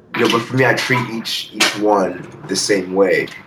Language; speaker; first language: English; early bilingual, other home language; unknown